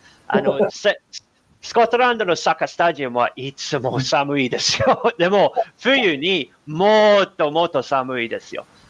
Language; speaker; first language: Japanese; non-native, learner; English